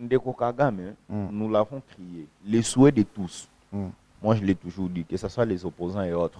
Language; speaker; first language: French; non-native, local second language; Lingala